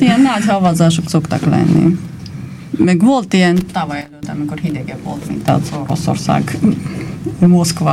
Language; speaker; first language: Hungarian; non-native, fluent; Armenian